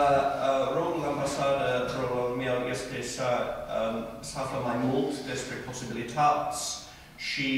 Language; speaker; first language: Romanian; non-native, fluent; English